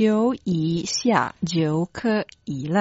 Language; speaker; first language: Chinese; non-native, learner; Croatian